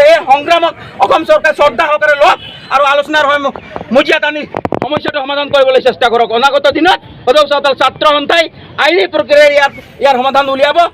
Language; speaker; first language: Assamese; non-native, local second language; Santali